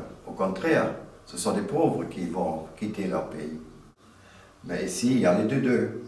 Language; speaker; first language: French; non-native, fluent; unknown